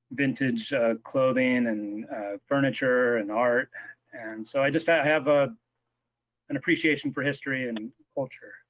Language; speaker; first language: English; native; English